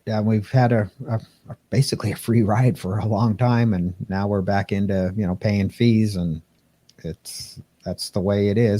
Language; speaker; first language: English; native; English